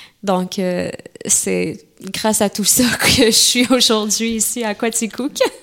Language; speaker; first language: French; non-native, local second language; Kabyle